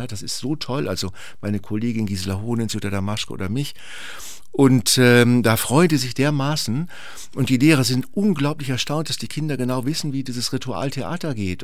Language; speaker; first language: German; native; German